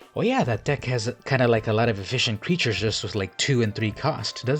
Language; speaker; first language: English; native; English